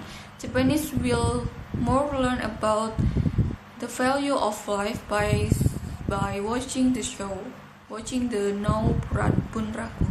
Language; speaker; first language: English; non-native, learner; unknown